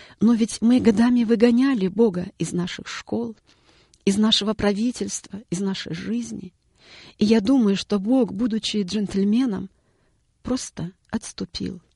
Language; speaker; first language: Russian; native; Russian